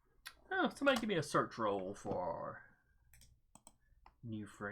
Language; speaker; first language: English; native; English